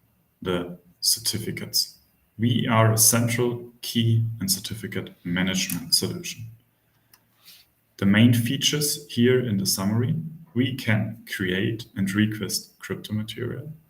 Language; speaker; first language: English; non-native, fluent; German